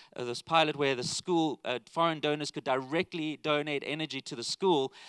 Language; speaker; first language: English; native; English